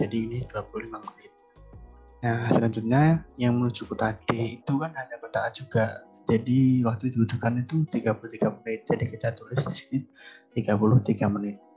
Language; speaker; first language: Indonesian; native; Indonesian